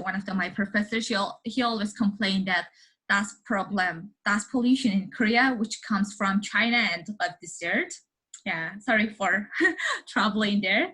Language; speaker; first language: English; non-native, learner; Mongolian